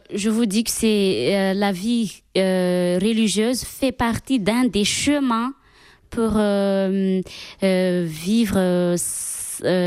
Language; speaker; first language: French; non-native, local second language; Malagasy